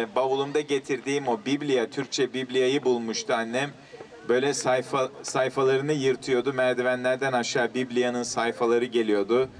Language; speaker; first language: Turkish; early bilingual, heritage; English